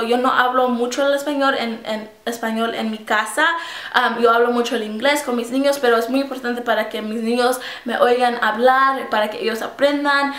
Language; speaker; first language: Spanish; early bilingual, heritage; Spanish